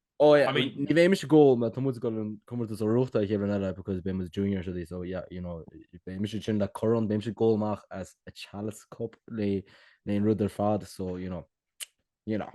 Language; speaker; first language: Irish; native; Irish